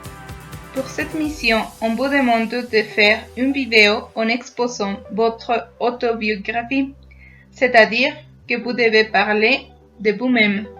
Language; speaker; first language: French; non-native, fluent; Spanish